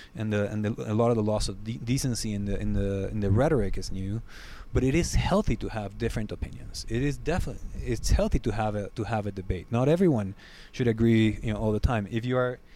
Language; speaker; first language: English; non-native, fluent; Spanish